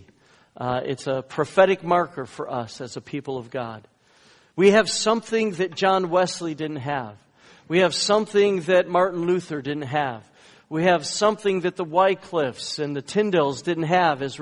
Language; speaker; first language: English; native; English